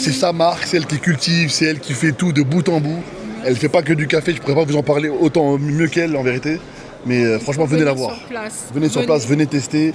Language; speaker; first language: French; native; French